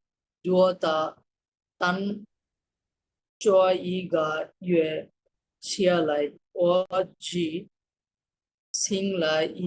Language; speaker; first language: Chinese; non-native, learner; Bangla